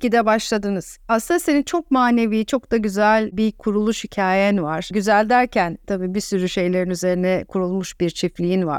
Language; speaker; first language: Turkish; native; Turkish